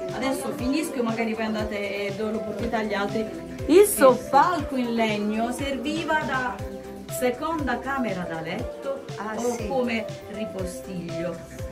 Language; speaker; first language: Italian; native; Italian